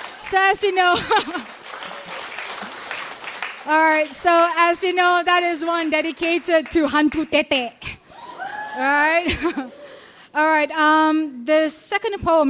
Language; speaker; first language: English; non-native, local second language; Malay